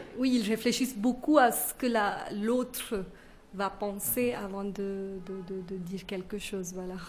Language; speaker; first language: French; non-native, fluent; Kannada